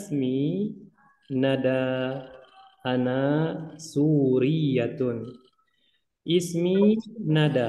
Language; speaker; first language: Arabic; non-native, fluent; Indonesian